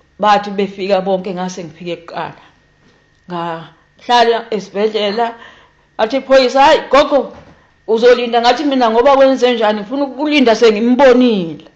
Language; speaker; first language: Zulu; native; Zulu